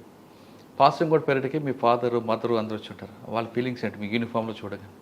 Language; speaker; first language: Telugu; native; Telugu